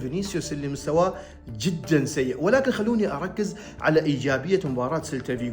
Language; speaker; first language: Arabic; native; Arabic